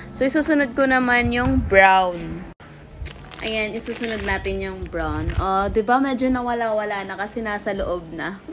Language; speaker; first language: Filipino; non-native, local second language; Cebuano